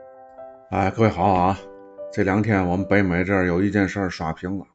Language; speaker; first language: Chinese; native; Chinese